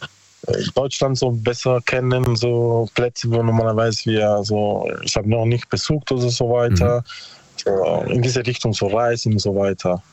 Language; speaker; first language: German; non-native, learner; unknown